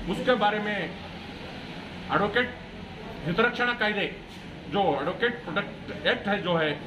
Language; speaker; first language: Hindi; non-native, local second language; Kannada